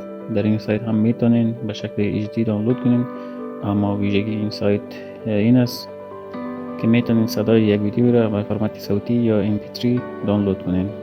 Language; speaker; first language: Persian; native; Persian